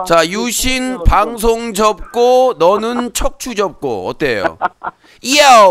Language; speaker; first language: Korean; native; Korean